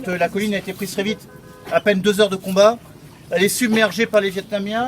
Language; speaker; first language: French; native; French